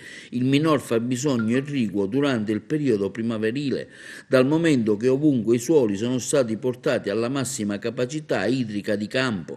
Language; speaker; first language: Italian; native; Italian